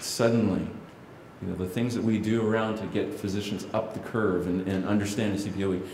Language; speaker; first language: English; native; English